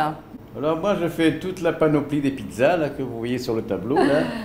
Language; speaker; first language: French; non-native, fluent; Italian